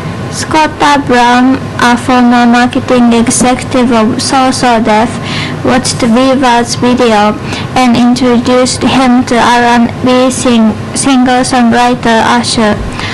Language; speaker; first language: English; non-native, fluent; Japanese